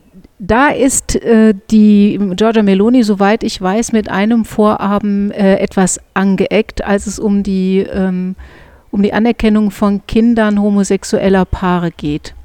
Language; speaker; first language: German; native; German